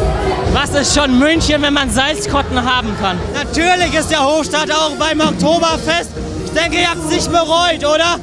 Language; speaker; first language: German; native; German